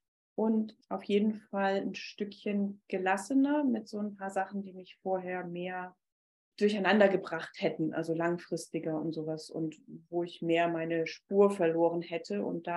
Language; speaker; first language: German; native; German